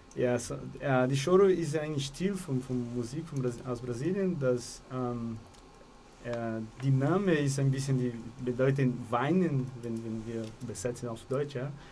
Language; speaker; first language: German; non-native, learner; Portuguese